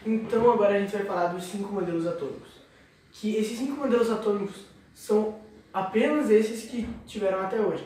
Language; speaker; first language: Portuguese; native; Portuguese